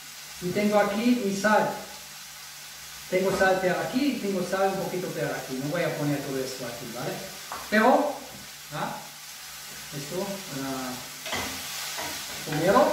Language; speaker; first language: Spanish; non-native, fluent; German